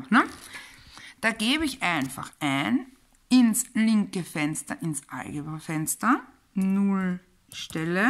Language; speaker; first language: German; native; German